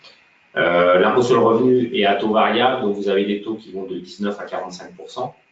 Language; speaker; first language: French; native; French